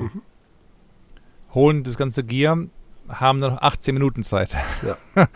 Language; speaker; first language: German; native; German